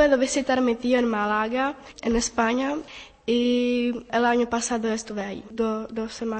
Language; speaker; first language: Spanish; non-native, learner; Czech